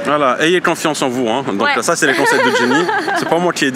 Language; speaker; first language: French; native; French